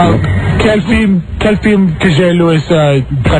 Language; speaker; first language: French; non-native, learner; English